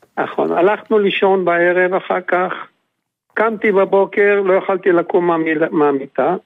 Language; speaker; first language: Hebrew; non-native, fluent; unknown